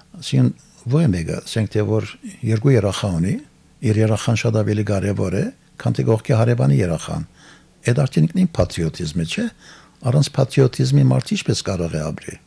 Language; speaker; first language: Armenian; early bilingual, heritage; Armenian